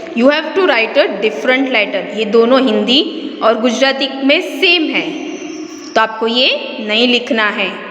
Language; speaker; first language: Hindi; non-native, local second language; Gujarati